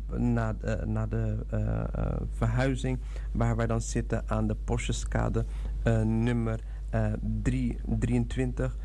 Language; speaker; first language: Dutch; non-native, fluent; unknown